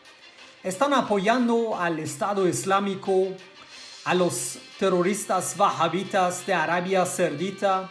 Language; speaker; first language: Spanish; non-native, learner; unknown